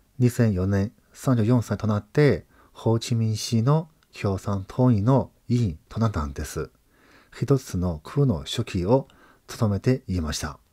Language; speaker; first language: Japanese; non-native, fluent; Chinese